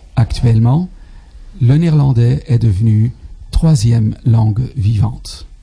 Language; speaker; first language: French; non-native, fluent; Dutch